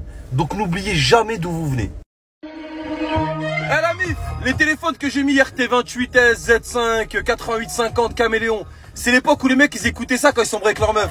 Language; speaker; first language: French; native; French